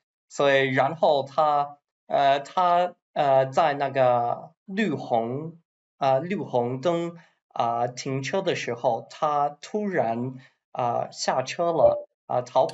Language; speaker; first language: Chinese; non-native, learner; English